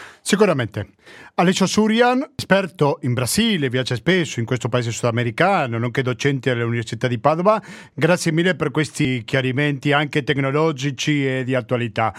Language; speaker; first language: Italian; non-native, fluent; Spanish